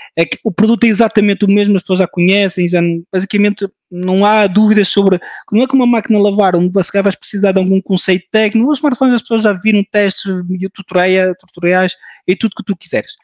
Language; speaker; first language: Portuguese; early bilingual, heritage; French